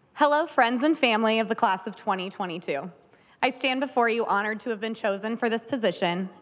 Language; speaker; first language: English; native; English